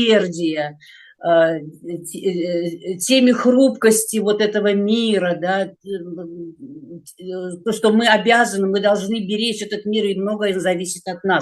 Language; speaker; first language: Russian; native; Russian